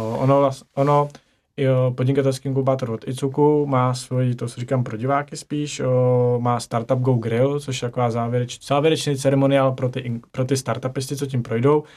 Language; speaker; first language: Czech; native; Czech